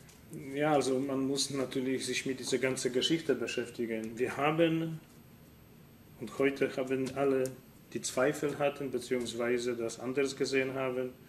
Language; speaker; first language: German; non-native, fluent; Polish